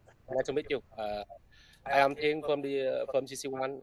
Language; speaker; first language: English; non-native, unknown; Vietnamese